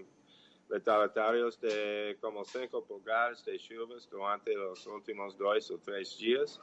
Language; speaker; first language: Portuguese; non-native, fluent; English